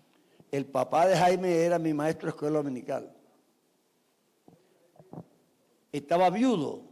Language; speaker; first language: Spanish; native; Spanish